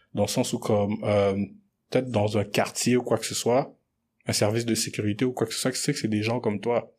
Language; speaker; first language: French; early bilingual, other home language; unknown